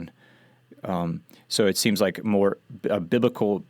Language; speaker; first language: English; native; English